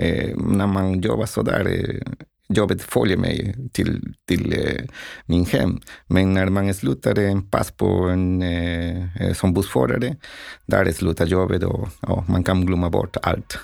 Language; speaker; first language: Swedish; non-native, learner; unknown